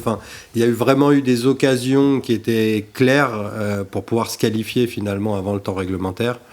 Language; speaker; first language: French; native; French